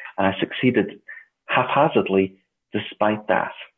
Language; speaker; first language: English; native; English